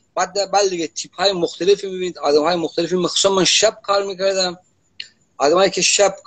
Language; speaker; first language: Persian; non-native, local second language; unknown